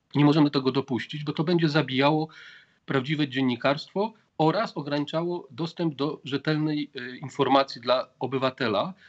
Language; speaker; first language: Polish; native; Polish